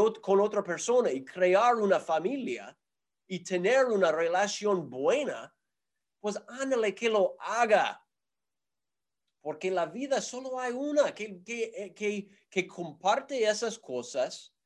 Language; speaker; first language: Spanish; non-native, fluent; English